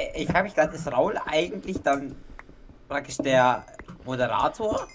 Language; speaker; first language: German; native; German